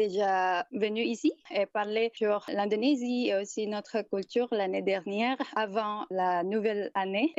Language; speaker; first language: French; non-native, fluent; Indonesian